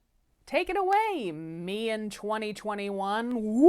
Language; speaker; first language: English; native; English